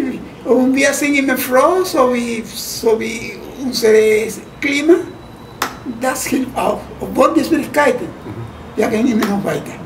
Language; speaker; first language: German; non-native, learner; Spanish